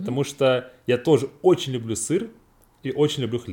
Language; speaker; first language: Russian; non-native, learner; English